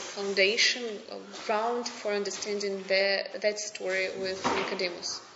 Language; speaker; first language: English; non-native, fluent; Ukrainian